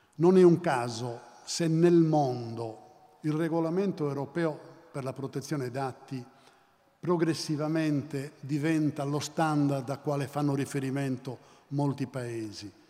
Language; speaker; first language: Italian; native; Italian